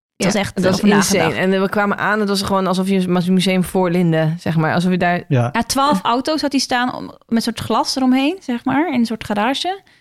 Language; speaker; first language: Dutch; non-native, fluent; Norwegian